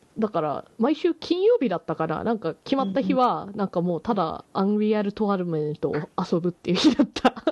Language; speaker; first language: Japanese; native; Japanese